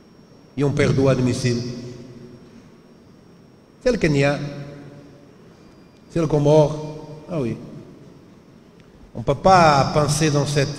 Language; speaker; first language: French; non-native, learner; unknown